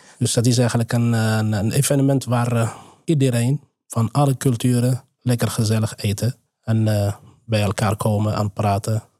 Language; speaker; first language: Dutch; non-native, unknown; Arabic